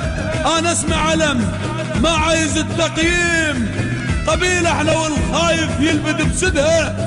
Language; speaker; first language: Arabic; native; Arabic